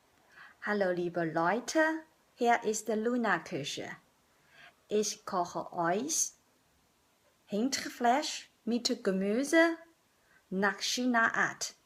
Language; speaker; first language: German; non-native, learner; Chinese